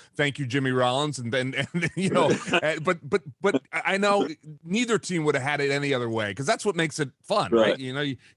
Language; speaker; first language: English; native; English